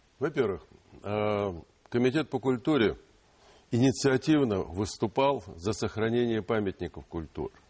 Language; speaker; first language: Russian; non-native, local second language; Ukrainian